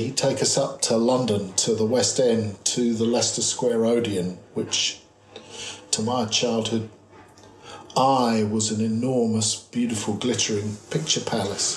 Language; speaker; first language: English; native; English